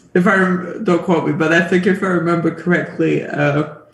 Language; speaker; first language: English; native; English